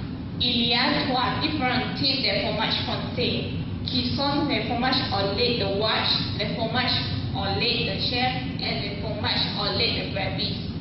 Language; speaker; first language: French; non-native, learner; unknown